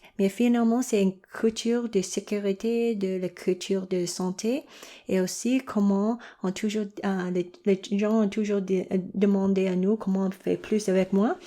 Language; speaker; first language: French; non-native, local second language; English